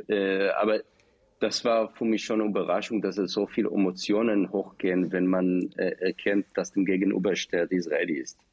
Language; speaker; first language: German; non-native, fluent; Hebrew